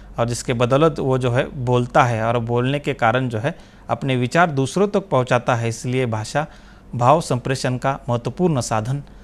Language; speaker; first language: Hindi; non-native, local second language; Marathi